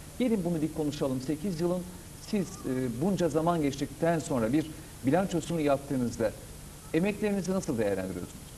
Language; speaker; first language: Turkish; native; Turkish